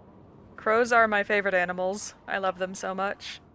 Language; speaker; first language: English; native; English